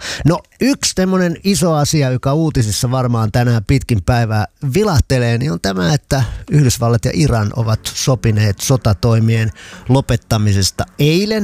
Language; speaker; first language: Finnish; native; Finnish